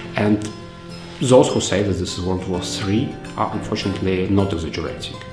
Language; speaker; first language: English; non-native, fluent; Belarusian